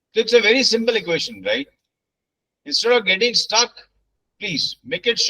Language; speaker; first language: English; non-native, local second language; Hindi